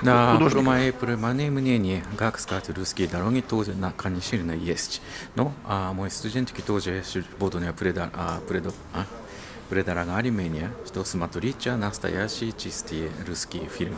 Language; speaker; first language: Russian; non-native, learner; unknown